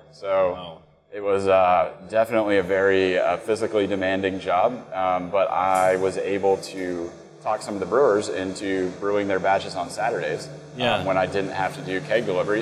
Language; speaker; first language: English; native; English